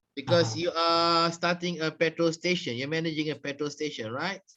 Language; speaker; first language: English; non-native, fluent; Malay